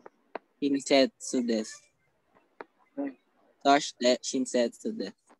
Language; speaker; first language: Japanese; non-native, learner; Filipino